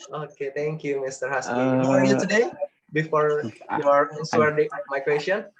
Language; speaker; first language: English; non-native, learner; Indonesian